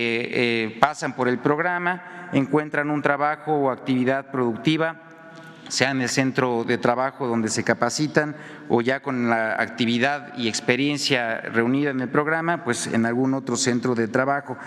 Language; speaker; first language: Spanish; native; Spanish